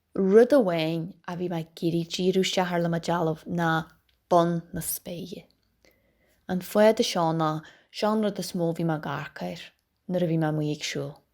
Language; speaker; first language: Irish; native; Irish